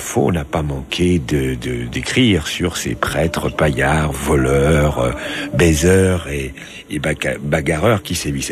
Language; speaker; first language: French; native; French